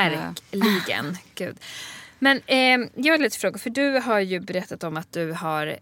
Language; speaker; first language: Swedish; native; Swedish